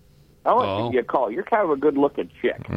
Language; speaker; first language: English; native; English